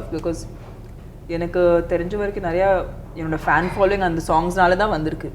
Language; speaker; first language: Tamil; non-native, fluent; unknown